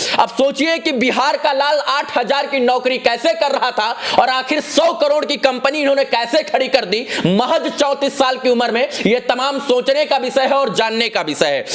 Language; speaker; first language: Hindi; native; Hindi